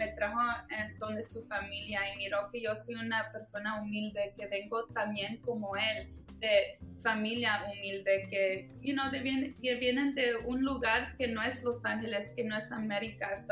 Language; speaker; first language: Spanish; early bilingual, heritage; Spanish